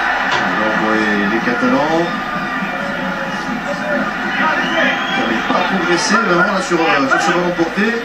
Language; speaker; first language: French; native; French